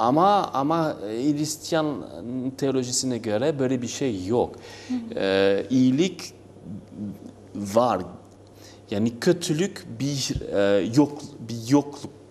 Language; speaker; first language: Turkish; non-native, learner; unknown